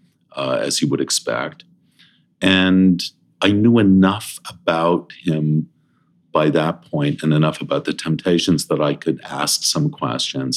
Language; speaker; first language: English; native; English